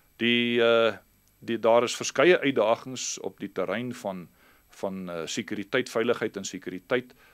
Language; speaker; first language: Afrikaans; native; Afrikaans